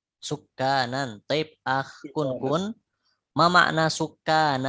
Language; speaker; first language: Arabic; non-native, fluent; Indonesian